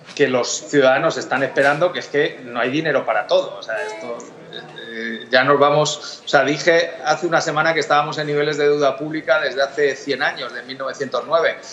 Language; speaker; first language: Spanish; native; Spanish